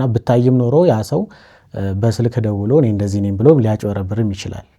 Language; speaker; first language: Amharic; native; Amharic